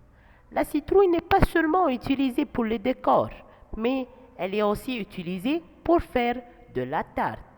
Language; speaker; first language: French; non-native, fluent; Arabic